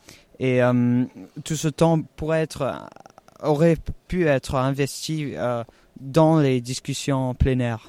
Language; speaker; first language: French; non-native, fluent; German